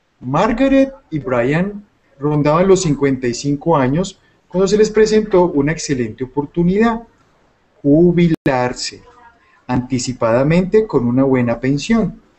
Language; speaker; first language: Spanish; native; Spanish